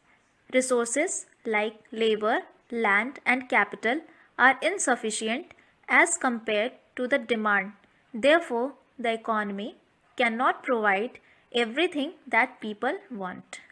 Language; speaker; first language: English; non-native, local second language; Hindi